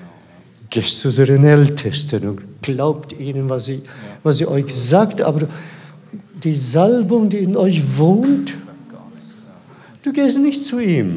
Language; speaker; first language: German; non-native, fluent; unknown